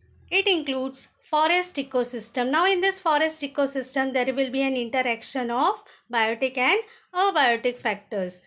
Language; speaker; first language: English; non-native, local second language; Marathi